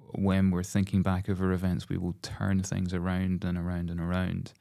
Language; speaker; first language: English; native; English